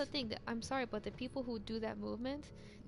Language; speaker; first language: English; native; English